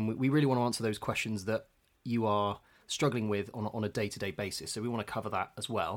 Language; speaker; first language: English; native; English